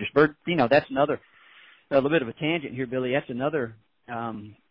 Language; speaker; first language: English; native; English